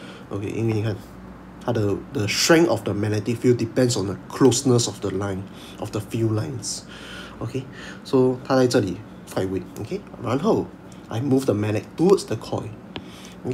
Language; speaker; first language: English; non-native, local second language; Chinese